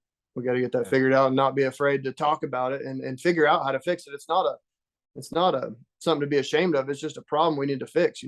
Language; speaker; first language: English; native; English